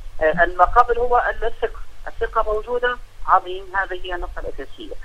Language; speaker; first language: Arabic; native; Arabic